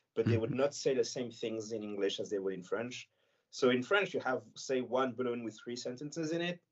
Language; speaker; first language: English; non-native, fluent; French